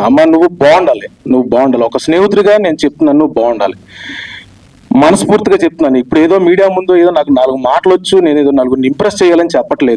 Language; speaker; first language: Telugu; native; Telugu